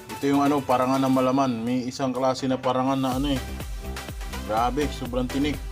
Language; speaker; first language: Filipino; non-native, local second language; Bikol